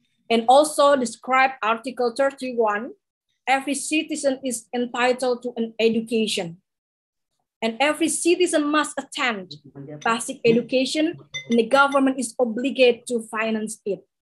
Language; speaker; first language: English; non-native, learner; Indonesian